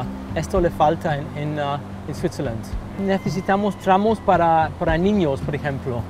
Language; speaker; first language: Spanish; non-native, learner; English